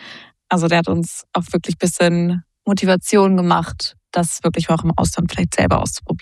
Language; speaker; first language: German; native; German